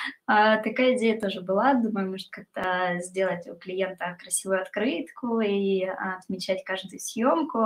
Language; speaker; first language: Russian; native; Russian